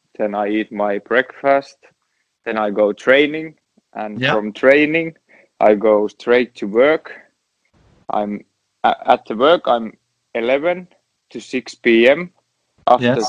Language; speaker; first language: English; non-native, learner; Finnish